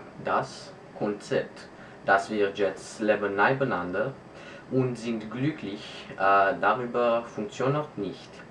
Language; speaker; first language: German; non-native, learner; French